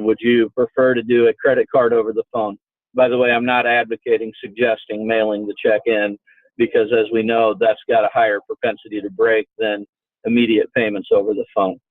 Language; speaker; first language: English; native; English